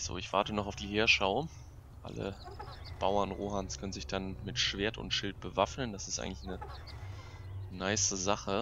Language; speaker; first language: German; native; German